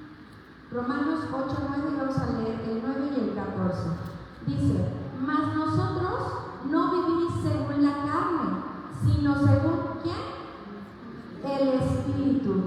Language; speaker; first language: Spanish; native; Spanish